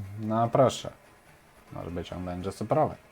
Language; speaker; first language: Polish; non-native, fluent; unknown